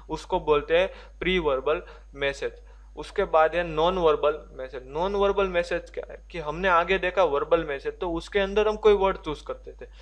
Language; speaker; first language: Hindi; non-native, local second language; Gujarati